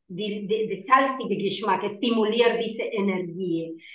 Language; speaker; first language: German; non-native, learner; Spanish